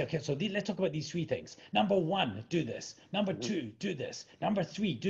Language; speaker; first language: English; native; English